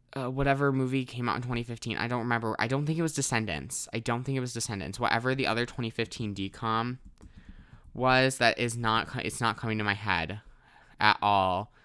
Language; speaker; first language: English; native; English